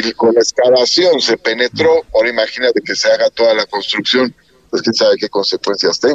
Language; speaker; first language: Spanish; native; Spanish